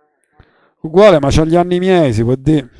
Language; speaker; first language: Italian; native; Italian